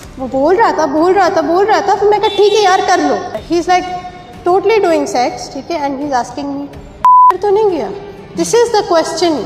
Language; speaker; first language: Hindi; native; Hindi